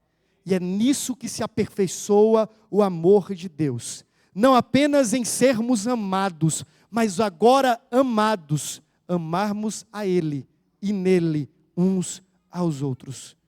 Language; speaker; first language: Portuguese; native; Portuguese